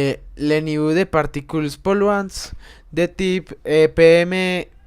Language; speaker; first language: French; non-native, learner; Spanish